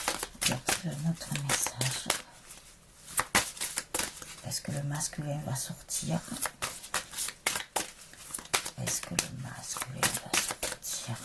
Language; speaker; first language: French; native; French